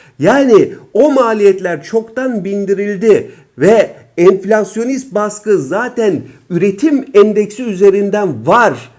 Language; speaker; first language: Turkish; native; Turkish